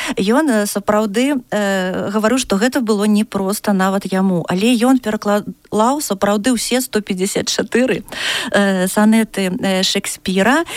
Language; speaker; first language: Belarusian; native; Belarusian